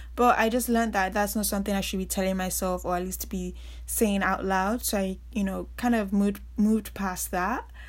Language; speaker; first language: English; non-native, local second language; Yoruba